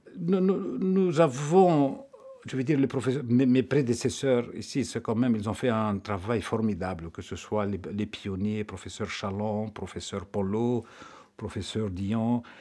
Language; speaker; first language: French; non-native, local second language; Arabic